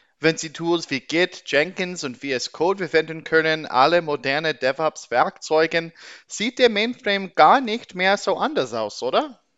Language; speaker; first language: German; non-native, learner; English